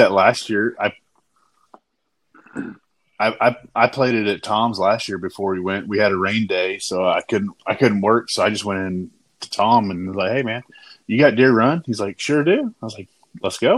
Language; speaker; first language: English; native; English